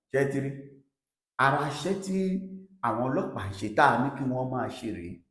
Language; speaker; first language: English; non-native, local second language; Yoruba